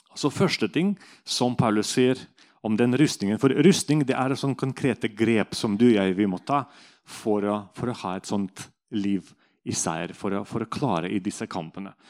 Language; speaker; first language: Norwegian; non-native, fluent; Russian